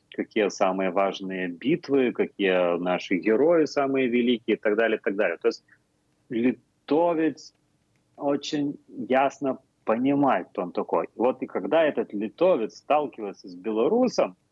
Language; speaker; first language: Russian; non-native, fluent; Lithuanian